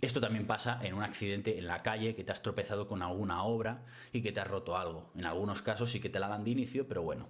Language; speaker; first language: Spanish; native; Spanish